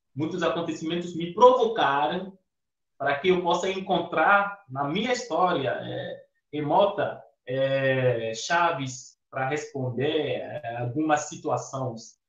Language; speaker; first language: Portuguese; non-native, fluent; Fon